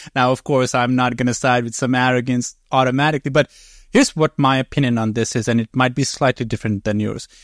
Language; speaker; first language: English; non-native, fluent; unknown